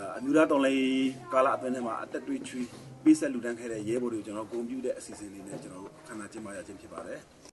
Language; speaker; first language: Burmese; non-native, local second language; Shwe Palaung